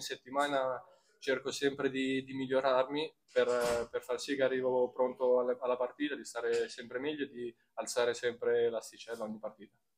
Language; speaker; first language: Italian; native; Italian